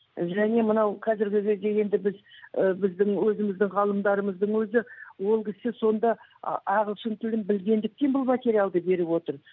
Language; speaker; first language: Kazakh; native; Kazakh